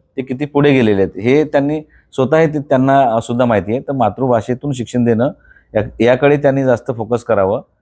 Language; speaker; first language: Marathi; non-native, local second language; Bhili